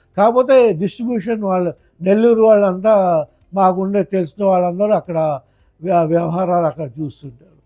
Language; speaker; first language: Telugu; native; Telugu